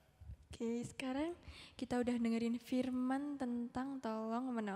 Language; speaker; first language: Indonesian; native; Indonesian